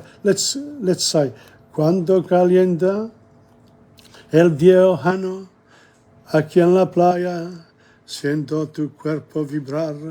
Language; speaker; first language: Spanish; non-native, learner; English